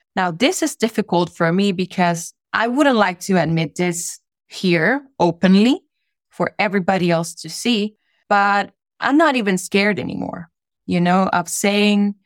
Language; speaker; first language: English; non-native, fluent; Spanish